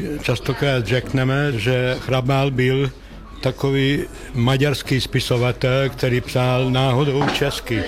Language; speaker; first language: Czech; non-native, fluent; Hungarian